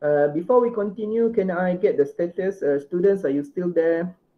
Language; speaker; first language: English; non-native, local second language; Malay